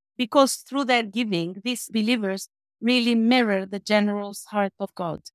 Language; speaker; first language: English; non-native, fluent; Albanian